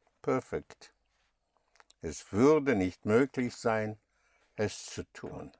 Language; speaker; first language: German; non-native, fluent; English